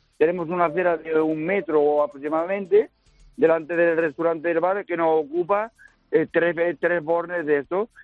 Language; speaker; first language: Spanish; native; Spanish